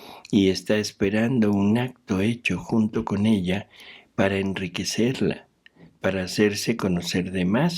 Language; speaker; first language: Spanish; native; Spanish